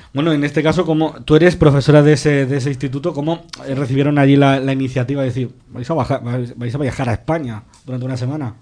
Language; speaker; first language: Spanish; native; Spanish